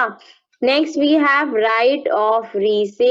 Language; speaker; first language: Hindi; native; Hindi